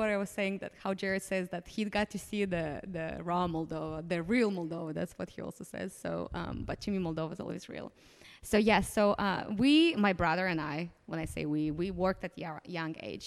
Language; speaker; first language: English; non-native, fluent; Romanian